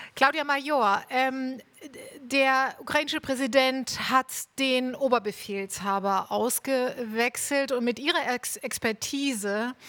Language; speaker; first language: German; native; German